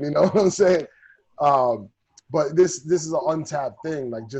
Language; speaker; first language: English; native; English